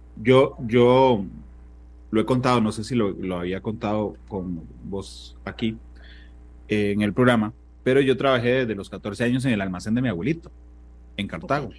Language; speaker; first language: Spanish; native; Spanish